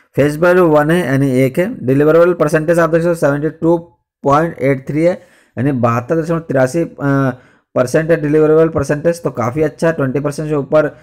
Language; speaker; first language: Hindi; native; Hindi